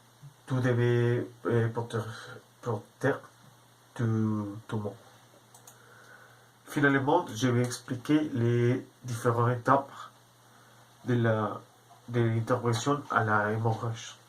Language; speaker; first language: French; non-native, learner; Spanish